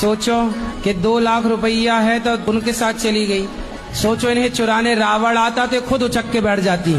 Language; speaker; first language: Hindi; native; Hindi